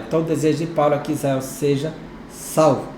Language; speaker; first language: Portuguese; native; Portuguese